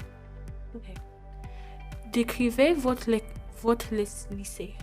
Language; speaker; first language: French; non-native, learner; English